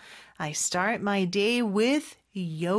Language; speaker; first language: English; non-native, fluent; Korean